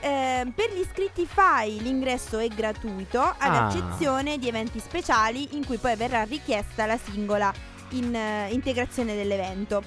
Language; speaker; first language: Italian; native; Italian